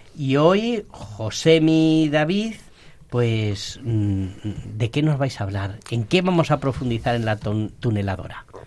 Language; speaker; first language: Spanish; native; Spanish